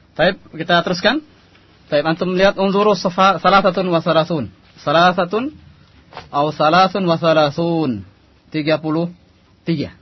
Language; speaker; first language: Arabic; non-native, fluent; Indonesian